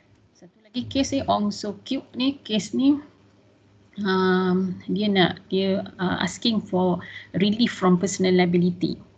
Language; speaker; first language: English; non-native, local second language; Malay